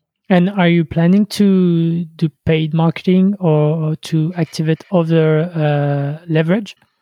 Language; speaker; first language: English; non-native, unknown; French